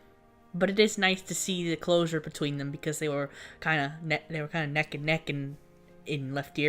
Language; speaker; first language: English; native; English